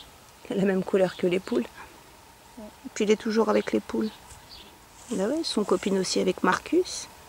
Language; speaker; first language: French; native; French